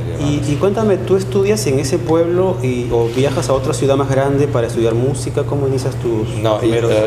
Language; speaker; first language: Spanish; native; Spanish